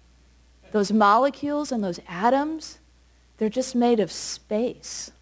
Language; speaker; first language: English; native; English